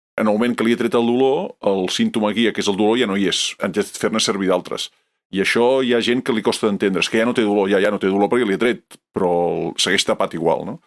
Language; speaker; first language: Catalan; native; Catalan